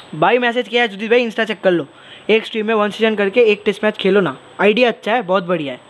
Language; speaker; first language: Hindi; non-native, local second language; Bangla